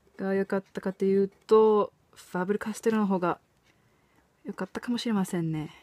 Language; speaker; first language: Japanese; non-native, fluent; English